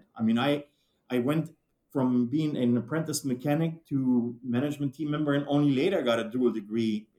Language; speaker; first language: English; non-native, fluent; German